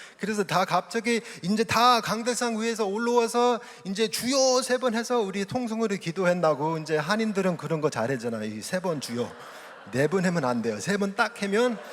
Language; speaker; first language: Korean; early bilingual, heritage; English